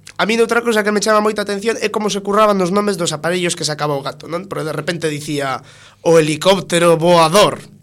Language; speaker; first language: Galician; non-native, local second language; Spanish